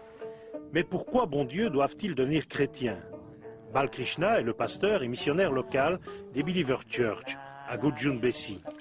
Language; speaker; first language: French; native; French